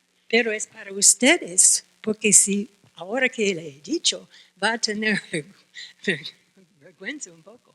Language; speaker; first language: Spanish; non-native, fluent; English